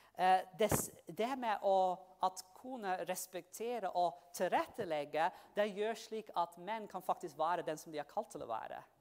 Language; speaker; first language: Norwegian; non-native, fluent; English